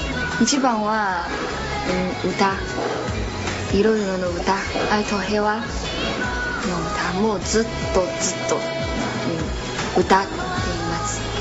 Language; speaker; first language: Japanese; non-native, learner; Chinese